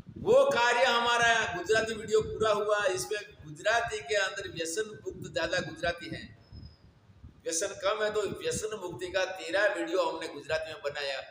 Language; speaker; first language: Hindi; non-native, local second language; Gujarati